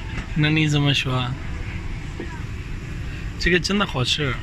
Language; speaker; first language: Chinese; non-native, fluent; Punjabi